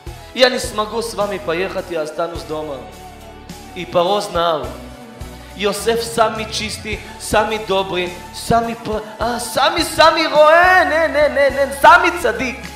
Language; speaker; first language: Russian; early bilingual, heritage; Hebrew